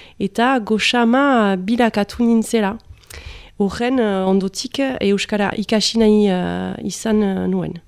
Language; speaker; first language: Basque; non-native, local second language; French